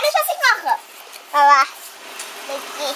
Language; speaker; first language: German; early bilingual, other home language; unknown